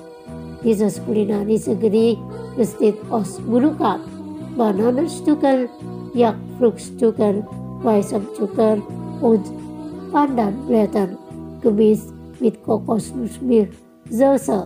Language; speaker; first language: German; non-native, fluent; Indonesian